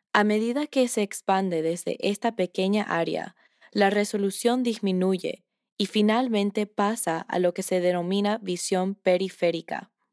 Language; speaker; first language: Spanish; early bilingual, heritage; Spanish